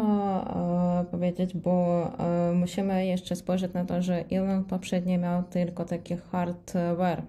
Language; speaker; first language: Polish; non-native, fluent; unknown